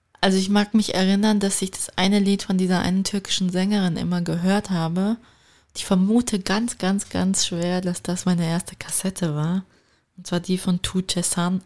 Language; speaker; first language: German; early bilingual, other home language; Turkish